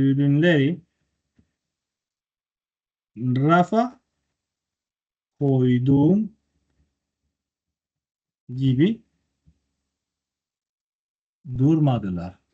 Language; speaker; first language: Turkish; non-native, fluent; Spanish